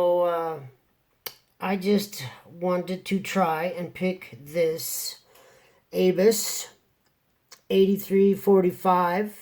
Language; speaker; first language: English; native; English